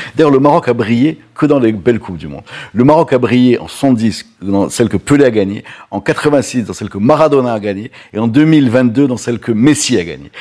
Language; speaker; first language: French; non-native, local second language; Arabic